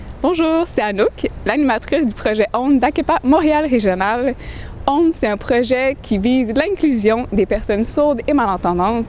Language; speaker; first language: French; native; French